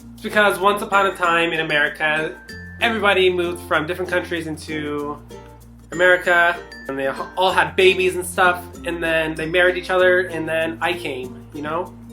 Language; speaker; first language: English; native; English